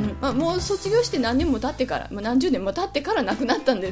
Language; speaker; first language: Japanese; native; Japanese